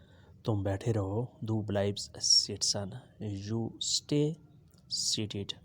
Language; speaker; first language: German; non-native, learner; Urdu